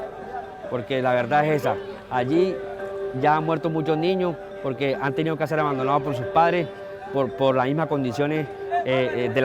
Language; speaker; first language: Spanish; native; Spanish